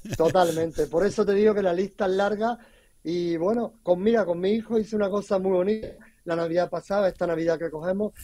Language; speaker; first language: Spanish; native; Spanish